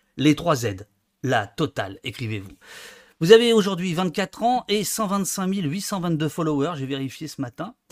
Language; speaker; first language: French; native; French